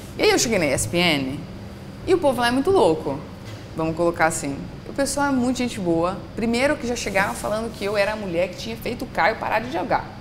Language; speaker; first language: Portuguese; native; Portuguese